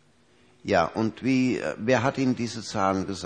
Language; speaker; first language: German; native; German